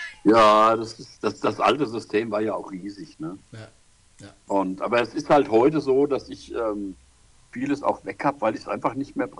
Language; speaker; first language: German; native; German